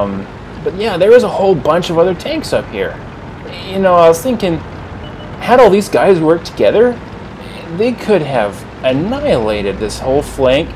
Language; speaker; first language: English; native; English